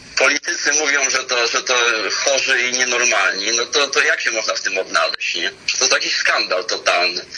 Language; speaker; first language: Polish; native; Polish